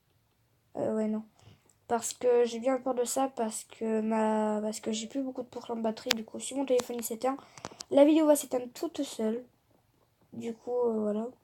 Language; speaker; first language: French; native; French